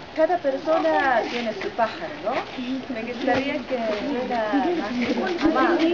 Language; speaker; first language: Spanish; non-native, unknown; Japanese